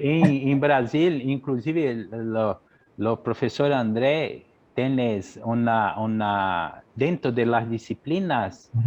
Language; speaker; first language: Spanish; non-native, learner; Portuguese